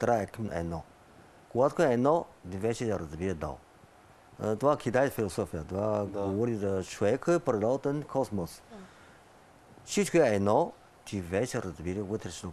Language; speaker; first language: Bulgarian; non-native, learner; Chinese